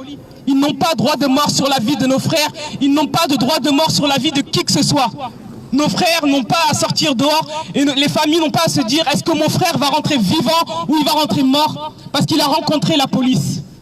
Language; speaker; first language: French; native; French